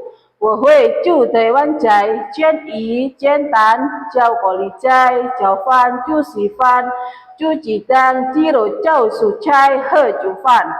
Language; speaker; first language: Chinese; non-native, learner; Indonesian